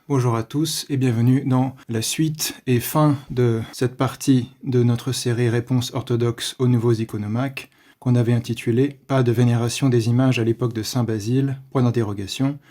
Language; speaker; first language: French; native; French